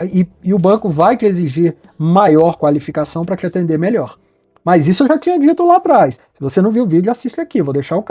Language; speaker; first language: Portuguese; native; Portuguese